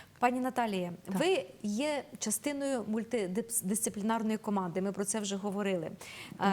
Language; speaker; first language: Ukrainian; native; Ukrainian